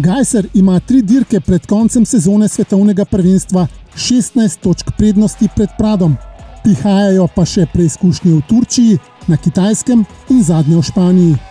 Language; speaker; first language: Slovenian; native; Slovenian